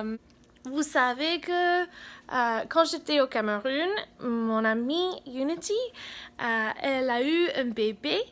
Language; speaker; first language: French; non-native, fluent; English